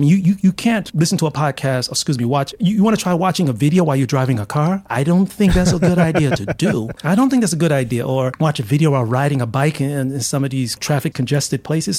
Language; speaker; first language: English; native; English